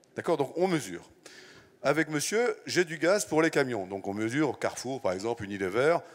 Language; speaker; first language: French; native; French